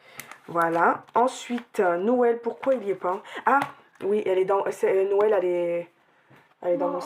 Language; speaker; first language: French; native; French